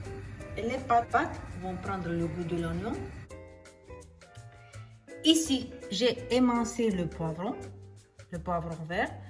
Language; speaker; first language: French; non-native, fluent; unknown